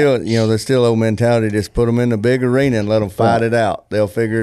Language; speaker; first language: English; native; English